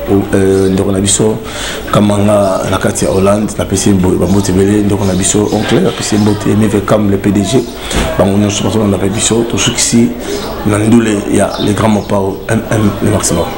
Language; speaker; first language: French; non-native, local second language; Lingala